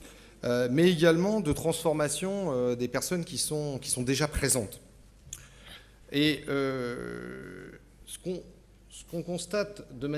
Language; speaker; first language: French; native; French